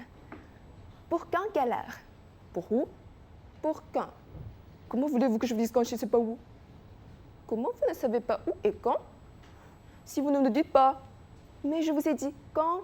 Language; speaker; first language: French; non-native, fluent; Chinese